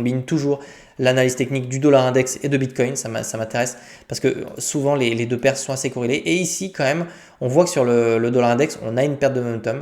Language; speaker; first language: French; native; French